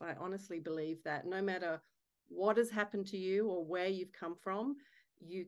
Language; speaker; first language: English; native; English